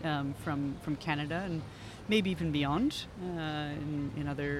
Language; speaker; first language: English; native; English